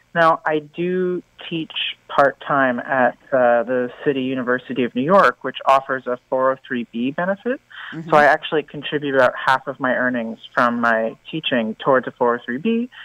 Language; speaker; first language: English; native; English